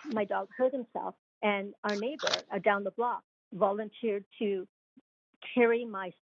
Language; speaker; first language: English; non-native, local second language; Cantonese